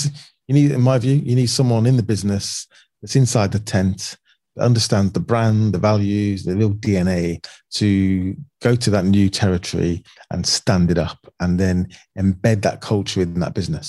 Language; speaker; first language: English; native; English